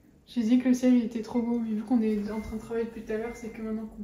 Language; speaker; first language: French; native; French